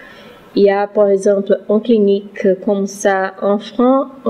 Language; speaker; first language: French; non-native, learner; Portuguese